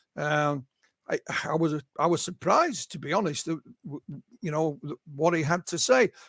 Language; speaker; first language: English; native; English